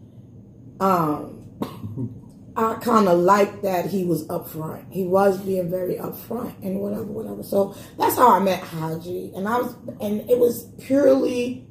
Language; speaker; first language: English; native; English